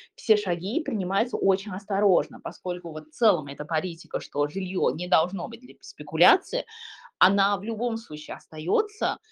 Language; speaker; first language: Russian; non-native, fluent; Chinese